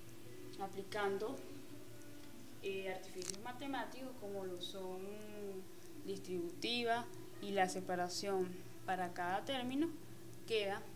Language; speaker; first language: Spanish; native; Spanish